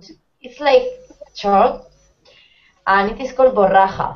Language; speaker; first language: English; non-native, fluent; Spanish